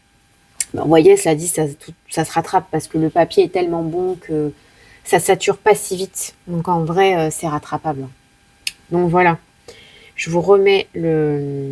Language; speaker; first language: French; native; French